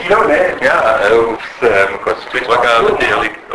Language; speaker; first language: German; non-native, learner; French